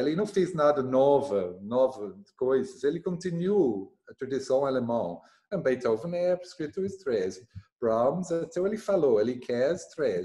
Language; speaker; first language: Portuguese; non-native, learner; English